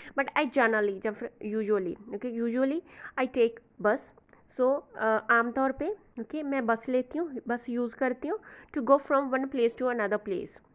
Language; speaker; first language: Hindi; non-native, local second language; Punjabi